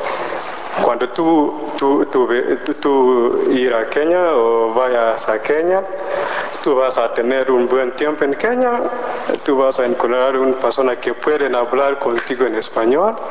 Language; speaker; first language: Spanish; non-native, learner; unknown